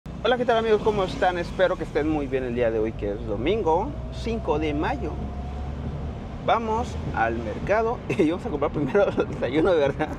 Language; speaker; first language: Spanish; native; Spanish